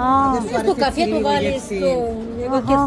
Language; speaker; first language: Greek; non-native, learner; Bulgarian